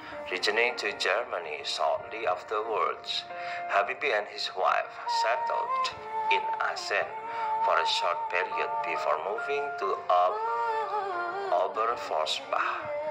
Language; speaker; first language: English; non-native, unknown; Indonesian